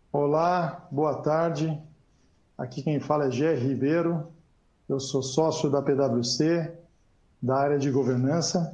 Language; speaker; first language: Portuguese; native; Portuguese